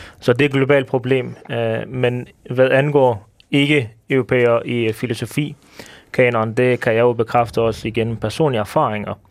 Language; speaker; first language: Danish; early bilingual, other home language; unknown